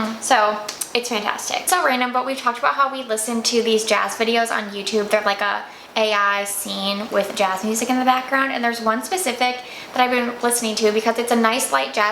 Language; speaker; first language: English; native; English